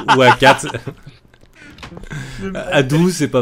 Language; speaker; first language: French; native; French